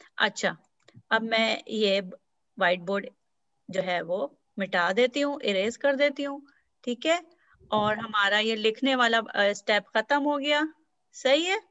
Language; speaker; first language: Urdu; native; Urdu